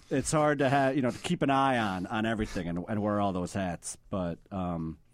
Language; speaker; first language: English; native; English